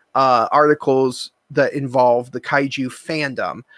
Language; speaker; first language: English; native; English